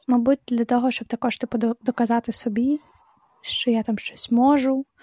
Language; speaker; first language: Ukrainian; non-native, local second language; Russian